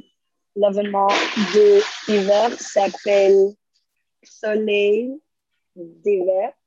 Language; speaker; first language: French; non-native, learner; Spanish